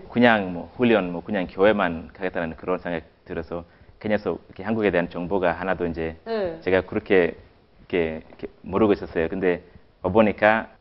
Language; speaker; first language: Korean; non-native, fluent; Swahili